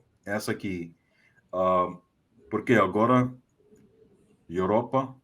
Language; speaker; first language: Portuguese; non-native, fluent; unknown